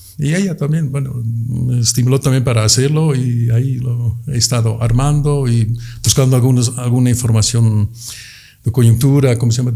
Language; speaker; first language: Spanish; non-native, fluent; Dutch